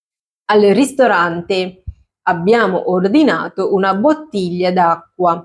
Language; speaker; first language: Italian; non-native, fluent; Sinhala